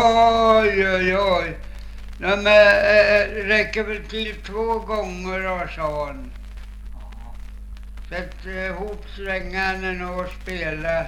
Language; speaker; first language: Swedish; native; Swedish